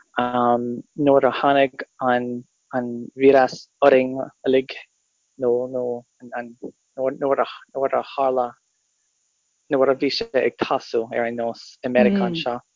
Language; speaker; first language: Irish; non-native, learner; English